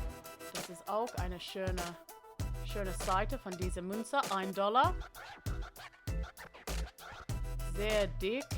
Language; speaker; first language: German; non-native, learner; English